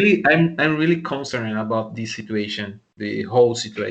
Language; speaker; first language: English; non-native, learner; Portuguese